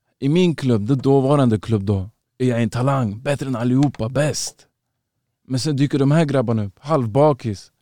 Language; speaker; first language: Swedish; early bilingual, other home language; Uzbek